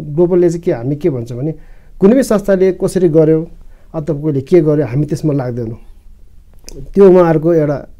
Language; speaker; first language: Nepali; non-native, local second language; Eastern Tamang